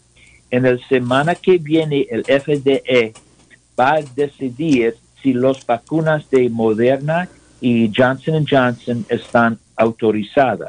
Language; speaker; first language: Spanish; non-native, learner; English